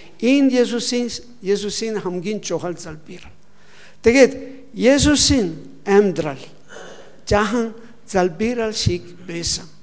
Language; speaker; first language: Mongolian; non-native, learner; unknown